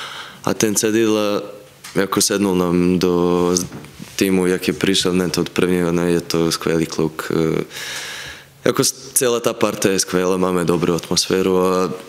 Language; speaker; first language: Czech; non-native, fluent; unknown